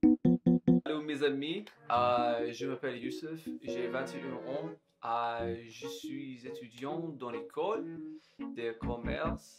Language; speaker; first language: French; non-native, learner; English